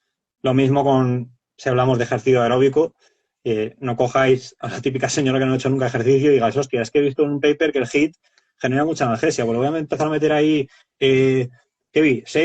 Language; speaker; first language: Spanish; native; Spanish